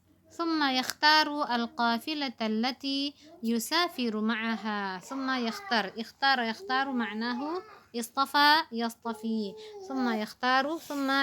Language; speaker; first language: Arabic; non-native, fluent; Indonesian